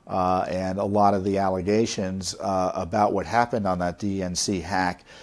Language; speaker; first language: English; native; English